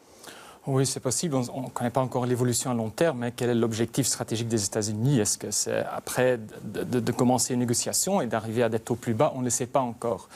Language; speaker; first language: French; native; French